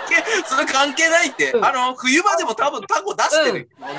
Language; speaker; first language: Japanese; native; Japanese